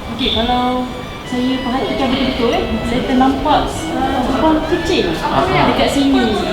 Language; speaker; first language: Malay; native; Malay